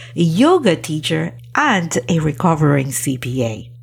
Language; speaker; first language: English; native; English